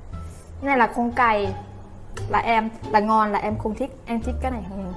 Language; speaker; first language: Vietnamese; non-native, learner; Thai